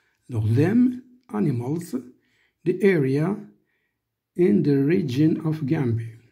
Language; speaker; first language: English; non-native, fluent; Arabic